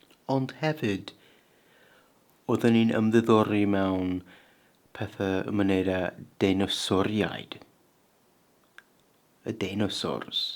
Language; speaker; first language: Welsh; non-native, fluent; English